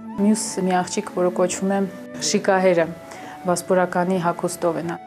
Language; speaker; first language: Armenian; early bilingual, heritage; Armenian